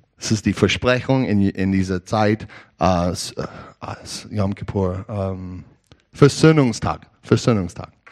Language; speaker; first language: German; non-native, learner; English